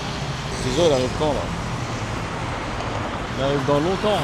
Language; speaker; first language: French; native; French